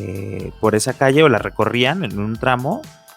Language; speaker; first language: Spanish; native; Spanish